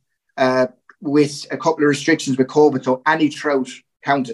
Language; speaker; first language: English; native; English